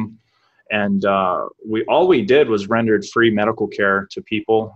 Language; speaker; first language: English; native; English